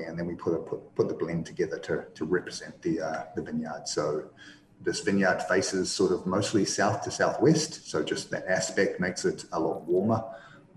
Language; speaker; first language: English; native; English